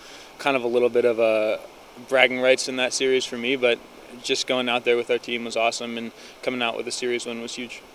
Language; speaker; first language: English; native; English